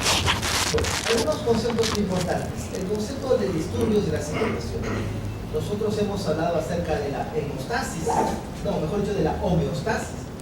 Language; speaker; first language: Spanish; native; Spanish